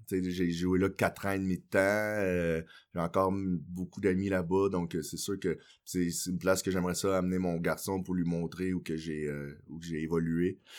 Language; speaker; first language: French; early bilingual, other home language; Haitian Creole